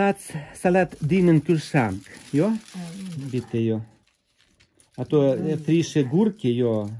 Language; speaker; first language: German; non-native, learner; Russian